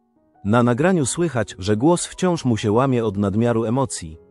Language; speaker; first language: Polish; native; Polish